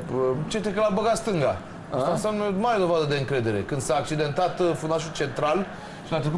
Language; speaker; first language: Romanian; native; Romanian